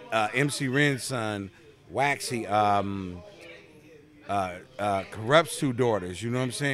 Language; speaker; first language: English; native; English